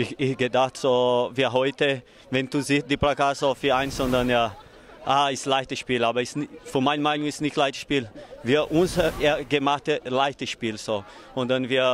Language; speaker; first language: German; non-native, learner; Portuguese